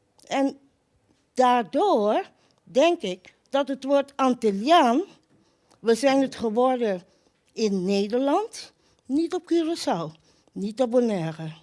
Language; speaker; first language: Dutch; non-native, local second language; Papiamento